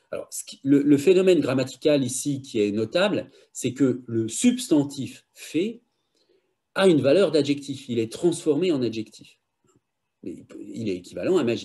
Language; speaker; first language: French; native; French